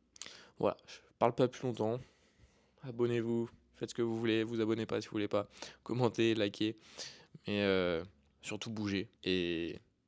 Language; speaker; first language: French; native; French